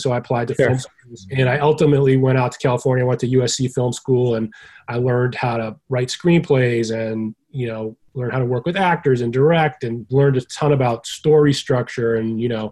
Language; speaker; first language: English; native; English